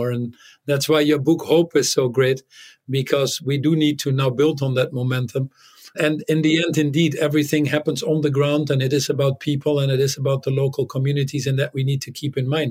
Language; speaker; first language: English; non-native, fluent; Dutch